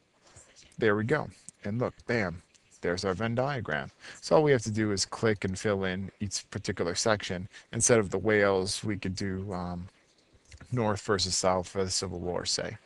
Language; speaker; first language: English; native; English